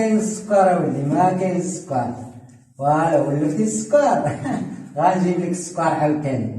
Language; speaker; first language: Arabic; native; Arabic